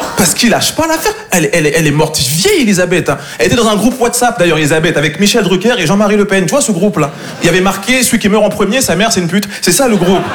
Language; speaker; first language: French; native; French